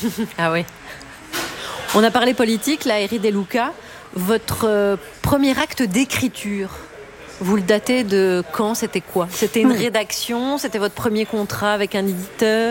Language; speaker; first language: French; native; French